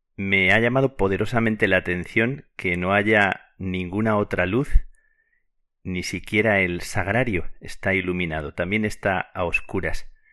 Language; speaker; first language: Spanish; native; Spanish